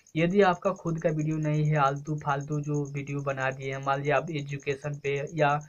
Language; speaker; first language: Hindi; native; Hindi